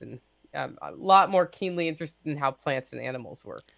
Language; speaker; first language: English; native; English